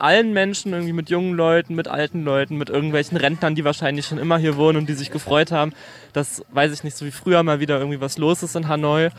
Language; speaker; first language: German; native; German